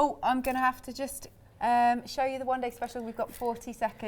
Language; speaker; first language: English; native; English